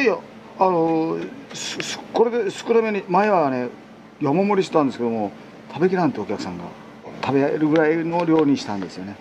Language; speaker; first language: Japanese; native; Japanese